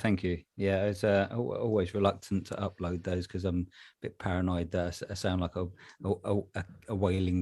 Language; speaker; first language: English; native; English